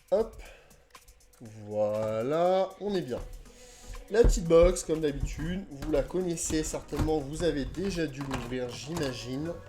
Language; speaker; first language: French; native; French